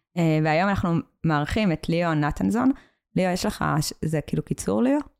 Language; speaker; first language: Hebrew; native; Hebrew